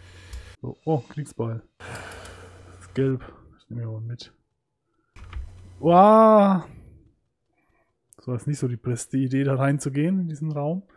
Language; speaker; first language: German; native; German